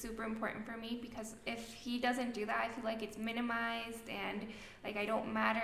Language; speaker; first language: English; non-native, fluent; Spanish